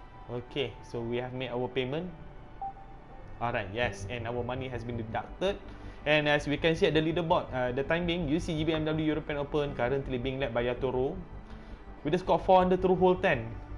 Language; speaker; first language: English; non-native, local second language; Malay